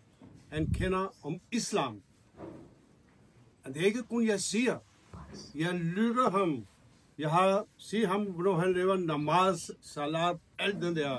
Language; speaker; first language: Danish; non-native, learner; Urdu